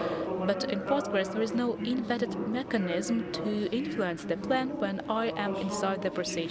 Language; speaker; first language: English; non-native, fluent; Russian